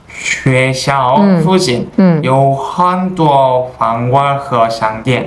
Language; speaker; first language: Chinese; non-native, learner; Korean